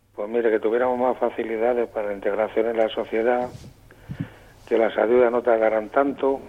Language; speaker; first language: Spanish; native; Spanish